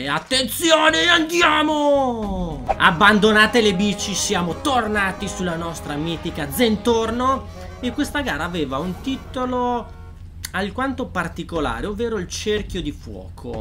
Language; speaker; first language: Italian; native; Italian